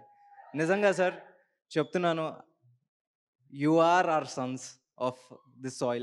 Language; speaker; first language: Telugu; native; Telugu